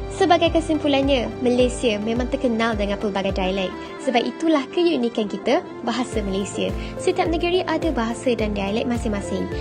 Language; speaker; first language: Malay; native; Malay